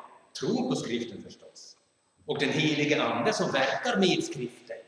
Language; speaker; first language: Swedish; non-native, fluent; German